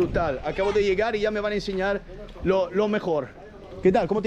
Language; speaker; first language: Spanish; non-native, fluent; Italian